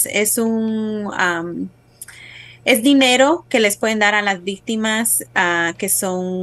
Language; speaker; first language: Spanish; early bilingual, heritage; Spanish